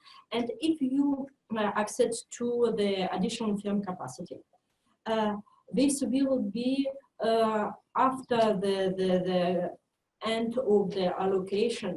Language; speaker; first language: English; non-native, fluent; French